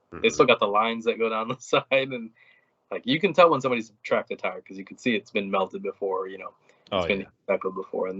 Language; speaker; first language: English; native; English